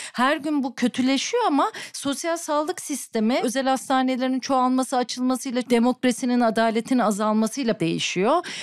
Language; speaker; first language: Turkish; native; Turkish